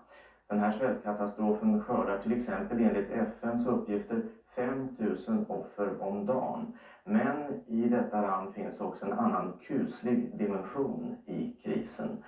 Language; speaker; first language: Swedish; native; Swedish